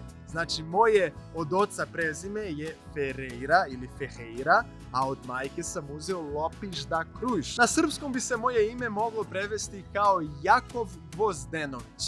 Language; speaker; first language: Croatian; non-native, fluent; Portuguese